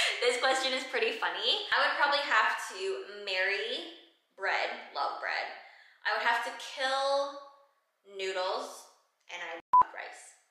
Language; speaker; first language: English; native; English